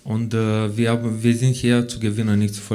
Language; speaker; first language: German; non-native, learner; Romanian